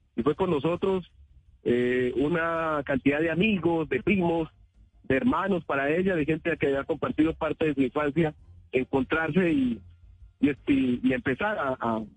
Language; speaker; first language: Spanish; native; Spanish